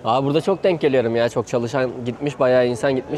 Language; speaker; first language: Turkish; native; Turkish